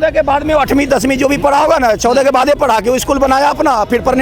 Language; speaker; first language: Hindi; native; Hindi